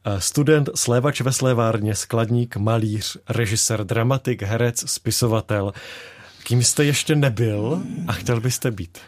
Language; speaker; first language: Czech; native; Czech